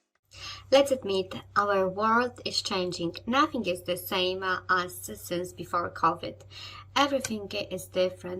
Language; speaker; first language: English; non-native, fluent; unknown